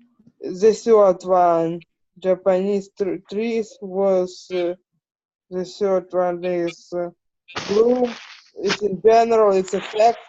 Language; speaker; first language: English; non-native, learner; Ukrainian